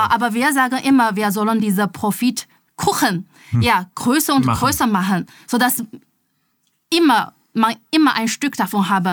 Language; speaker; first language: German; non-native, fluent; Chinese